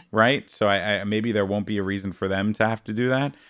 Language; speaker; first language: English; native; English